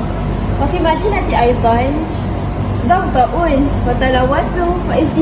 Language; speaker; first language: Arabic; non-native, learner; Malay